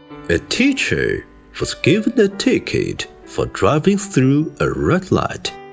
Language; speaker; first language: English; non-native, fluent; Chinese